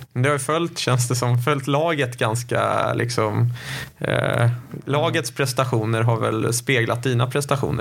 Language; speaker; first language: Swedish; native; Swedish